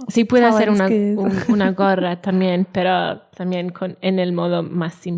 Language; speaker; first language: Spanish; non-native, fluent; Welsh